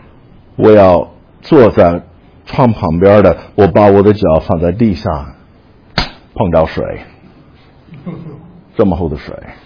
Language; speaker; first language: Chinese; non-native, fluent; English